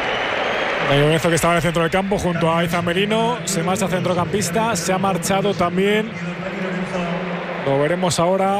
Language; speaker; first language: Spanish; native; Spanish